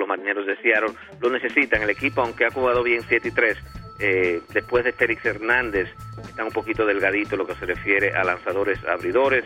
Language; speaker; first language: Spanish; native; Spanish